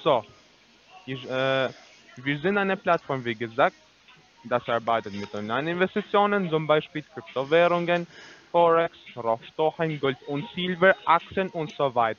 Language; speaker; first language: German; non-native, learner; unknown